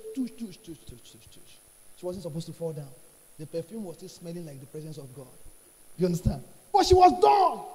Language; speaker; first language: English; non-native, local second language; Yoruba